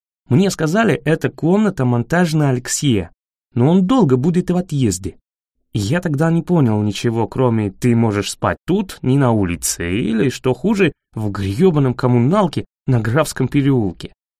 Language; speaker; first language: Russian; non-native, fluent; English